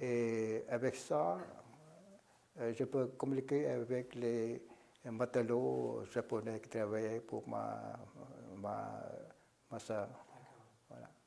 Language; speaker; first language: French; non-native, local second language; Vietnamese